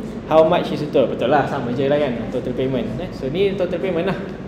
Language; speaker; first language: English; non-native, local second language; Malay